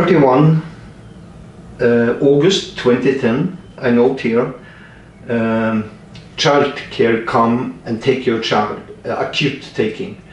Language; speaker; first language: English; non-native, fluent; Norwegian